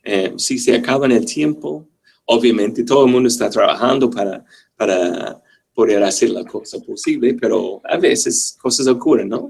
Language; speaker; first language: Spanish; non-native, fluent; English